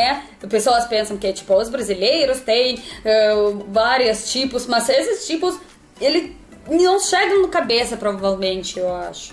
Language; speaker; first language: Portuguese; non-native, learner; Russian